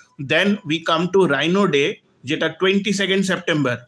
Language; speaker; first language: English; non-native, local second language; Bangla